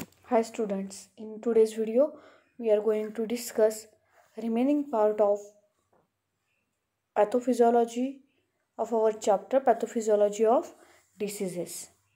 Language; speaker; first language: English; non-native, local second language; Marathi